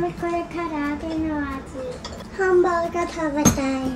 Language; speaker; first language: Japanese; early bilingual, heritage; Japanese